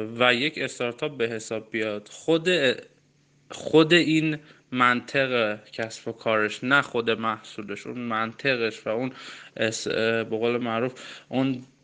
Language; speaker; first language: Persian; non-native, local second language; Armenian